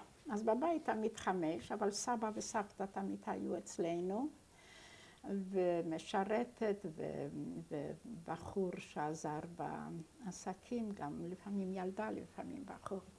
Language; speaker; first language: Hebrew; non-native, fluent; Yiddish